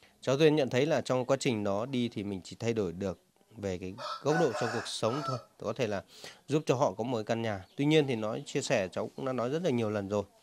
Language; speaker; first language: Vietnamese; non-native, local second language; Hmong